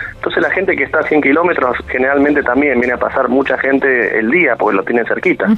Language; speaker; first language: Spanish; native; Spanish